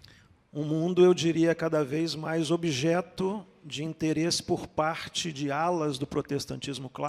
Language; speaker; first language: Portuguese; native; Portuguese